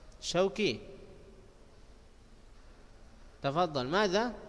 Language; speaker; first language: Arabic; non-native, fluent; Indonesian